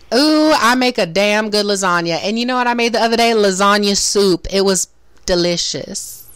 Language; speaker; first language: English; native; English